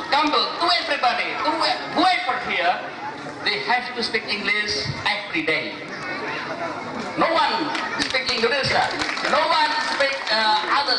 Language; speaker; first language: English; non-native, learner; Indonesian